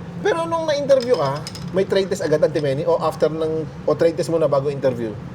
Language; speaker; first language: Filipino; native; Filipino